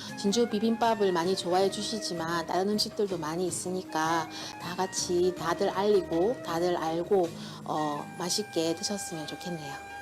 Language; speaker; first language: Korean; native; Korean